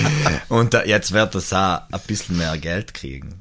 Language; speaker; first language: German; non-native, local second language; Italian